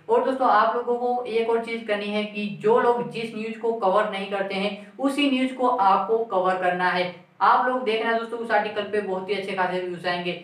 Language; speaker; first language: Hindi; native; Hindi